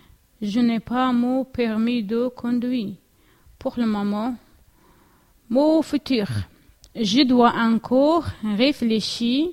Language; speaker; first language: French; non-native, learner; Kurdish